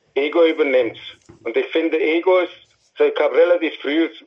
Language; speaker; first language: German; non-native, fluent; English